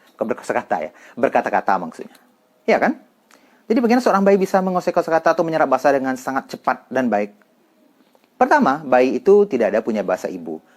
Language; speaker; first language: Indonesian; non-native, local second language; Minangkabau